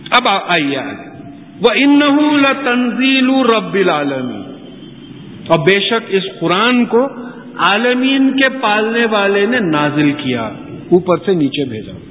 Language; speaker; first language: Urdu; native; Urdu